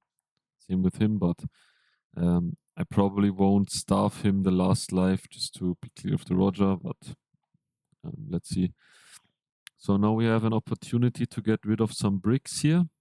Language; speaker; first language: English; non-native, fluent; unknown